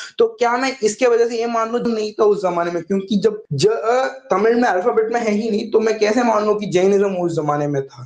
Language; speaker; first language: Hindi; non-native, local second language; Tamil